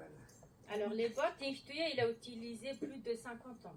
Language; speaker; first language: French; non-native, learner; Mongolian